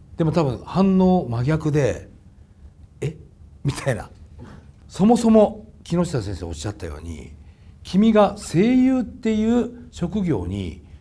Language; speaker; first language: Japanese; native; Japanese